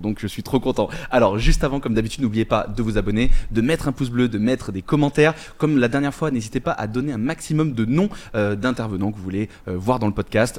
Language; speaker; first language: French; native; French